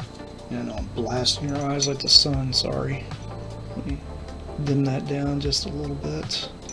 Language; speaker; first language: English; native; English